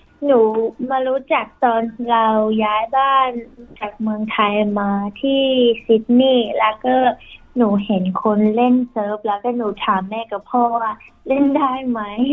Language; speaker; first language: Thai; early bilingual, heritage; Thai